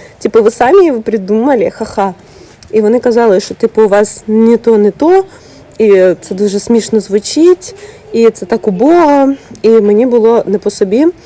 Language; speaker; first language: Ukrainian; native; Ukrainian